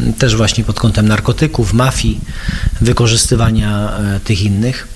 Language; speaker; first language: Polish; early bilingual, heritage; Polish